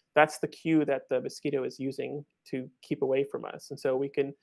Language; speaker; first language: English; native; English